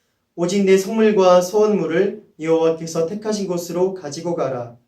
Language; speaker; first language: Korean; native; Korean